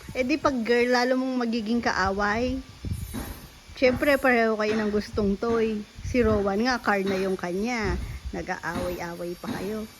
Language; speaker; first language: Filipino; native; Filipino